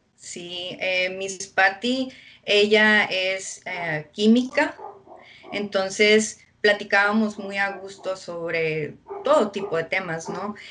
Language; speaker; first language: Spanish; early bilingual, heritage; Spanish